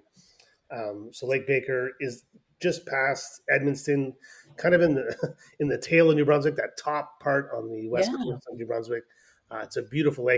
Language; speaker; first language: English; native; English